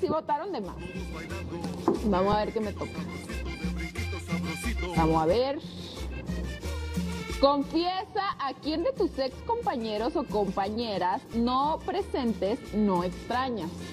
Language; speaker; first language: Spanish; native; Spanish